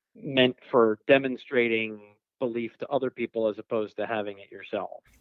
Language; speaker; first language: English; native; English